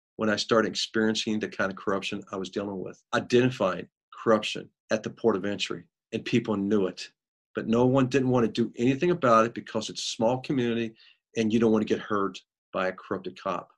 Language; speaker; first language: English; native; English